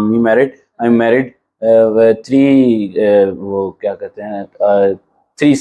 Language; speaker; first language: English; non-native, learner; Punjabi